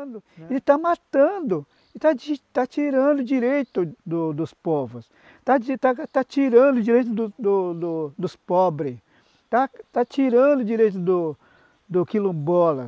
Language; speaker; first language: Portuguese; non-native, local second language; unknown